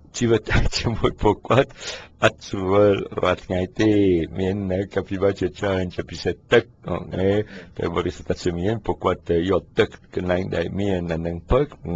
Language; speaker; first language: Khmer; non-native, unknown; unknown